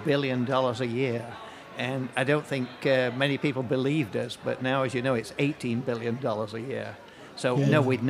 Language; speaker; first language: English; native; English